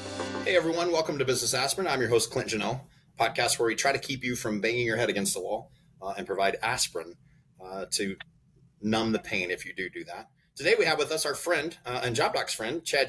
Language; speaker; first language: English; native; English